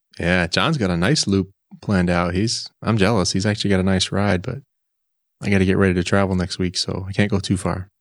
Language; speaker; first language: English; native; English